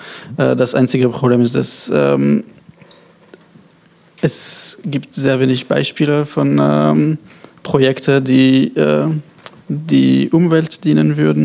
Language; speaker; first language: German; non-native, fluent; French